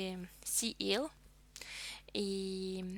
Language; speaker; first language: Spanish; non-native, fluent; French